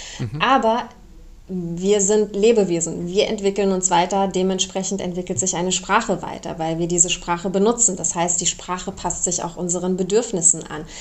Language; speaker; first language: German; early bilingual, other home language; Romanian